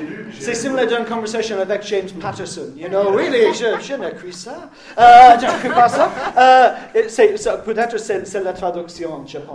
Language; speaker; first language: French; non-native, learner; English